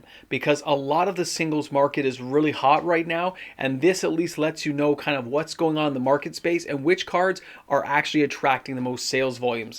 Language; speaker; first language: English; native; English